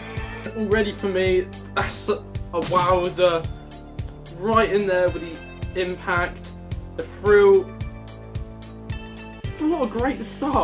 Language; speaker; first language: English; native; English